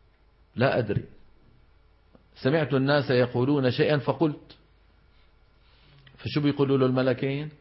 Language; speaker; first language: Arabic; native; Arabic